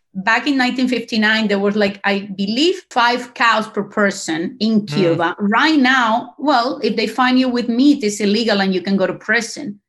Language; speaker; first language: English; non-native, fluent; Spanish